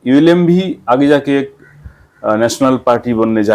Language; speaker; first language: Hindi; non-native, local second language; Bangla